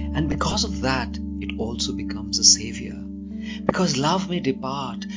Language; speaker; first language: English; non-native, local second language; Hindi